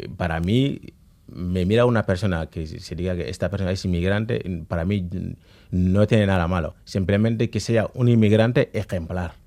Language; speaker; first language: Spanish; non-native, fluent; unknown